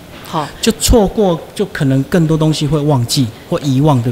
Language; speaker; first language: Chinese; native; Chinese